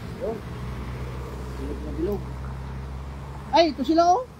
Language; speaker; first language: Filipino; non-native, local second language; Iloko